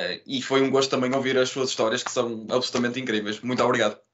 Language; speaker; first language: Portuguese; native; Portuguese